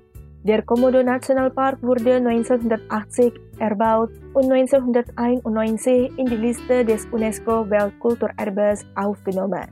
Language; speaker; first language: German; non-native, fluent; Indonesian